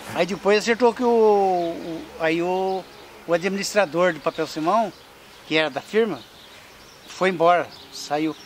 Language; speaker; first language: Portuguese; native; Portuguese